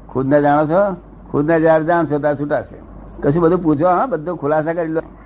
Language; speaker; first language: Gujarati; native; Gujarati